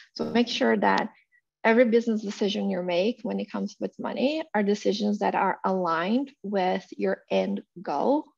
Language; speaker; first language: English; non-native, fluent; Portuguese